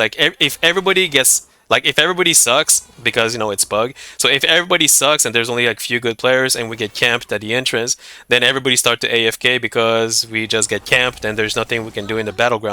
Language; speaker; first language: English; non-native, fluent; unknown